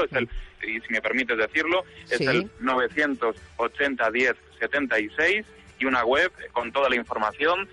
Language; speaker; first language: Spanish; native; Spanish